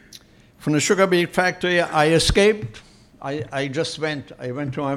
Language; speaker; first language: English; non-native, fluent; Polish